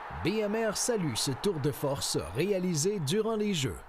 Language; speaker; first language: French; native; French